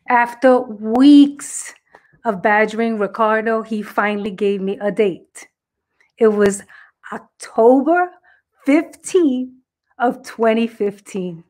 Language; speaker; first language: English; native; English